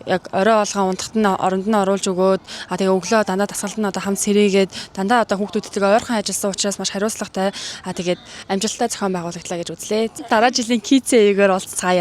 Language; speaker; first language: Mongolian; native; Mongolian